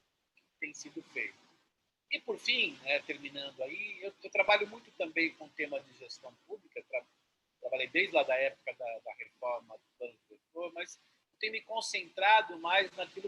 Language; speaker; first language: Portuguese; native; Portuguese